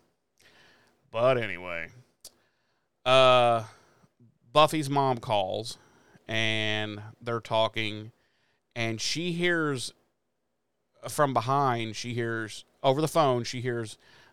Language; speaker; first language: English; native; English